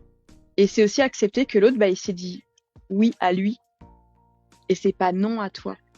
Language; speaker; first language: French; native; French